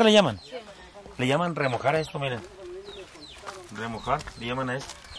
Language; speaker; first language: Spanish; native; Spanish